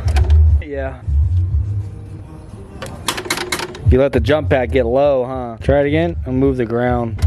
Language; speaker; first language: English; native; English